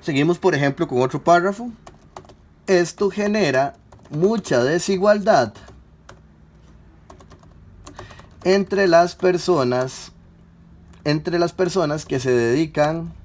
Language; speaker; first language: Spanish; native; Spanish